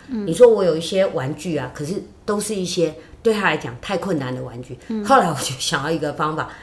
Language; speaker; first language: Chinese; native; Chinese